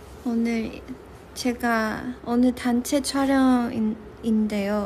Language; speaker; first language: Korean; non-native, local second language; Chinese